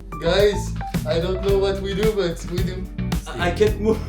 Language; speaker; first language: English; non-native, learner; Portuguese